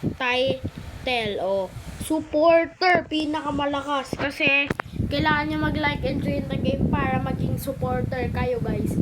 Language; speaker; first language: Filipino; early bilingual, heritage; English